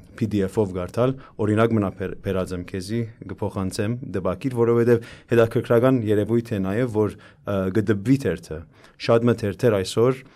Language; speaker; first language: Armenian; early bilingual, heritage; Armenian